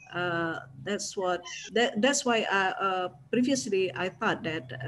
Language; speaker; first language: English; non-native, fluent; Indonesian